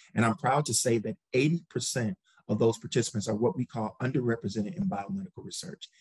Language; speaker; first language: English; native; English